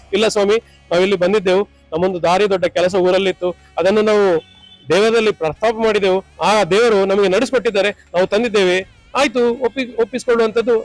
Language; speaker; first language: Kannada; non-native, local second language; Tulu